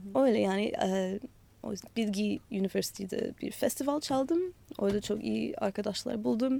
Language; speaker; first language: Turkish; non-native, learner; English